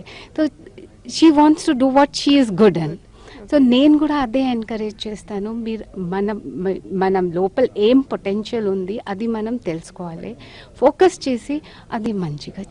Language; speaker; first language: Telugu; non-native, local second language; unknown